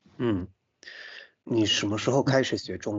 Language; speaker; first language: Chinese; non-native, fluent; English